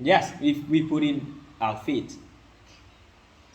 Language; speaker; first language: English; non-native, learner; Lao